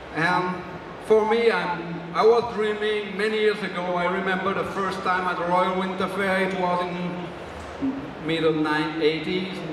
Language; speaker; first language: English; non-native, fluent; French